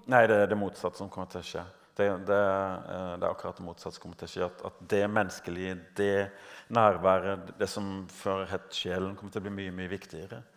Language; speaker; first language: Norwegian; native; Norwegian